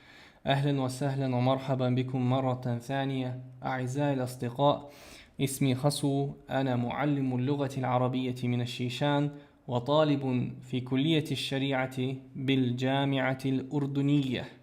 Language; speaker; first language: Arabic; non-native, fluent; Chechen